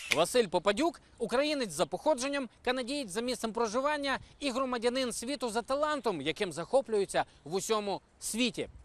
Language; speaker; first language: Ukrainian; native; Ukrainian